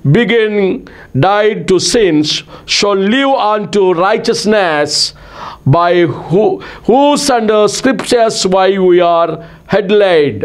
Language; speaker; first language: English; non-native, local second language; Telugu